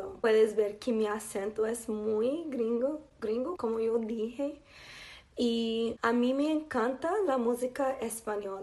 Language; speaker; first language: Spanish; non-native, learner; English